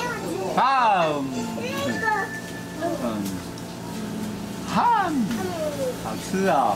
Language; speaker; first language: Chinese; native; Chinese